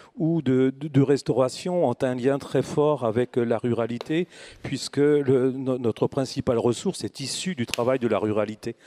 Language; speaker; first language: French; native; French